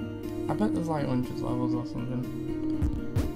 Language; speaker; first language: English; native; English